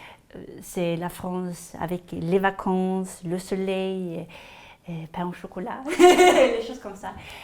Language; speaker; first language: French; non-native, fluent; Swedish